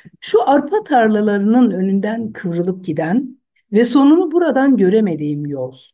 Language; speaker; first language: Turkish; non-native, local second language; Zaza